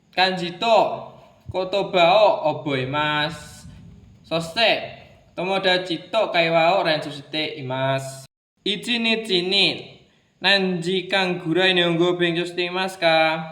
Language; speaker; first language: Japanese; non-native, learner; Indonesian